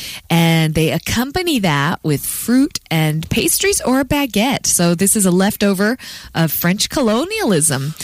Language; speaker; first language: English; native; English